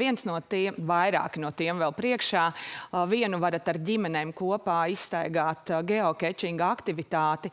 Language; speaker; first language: Latvian; native; Latvian